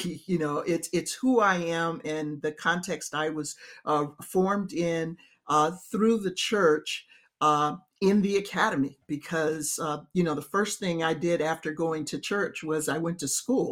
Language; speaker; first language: English; native; English